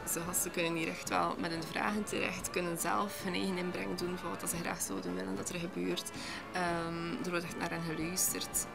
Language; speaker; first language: Dutch; native; Dutch